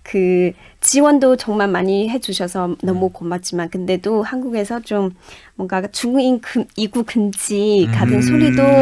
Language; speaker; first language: Korean; non-native, fluent; Chinese